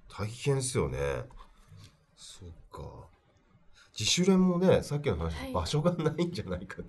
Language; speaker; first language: Japanese; native; Japanese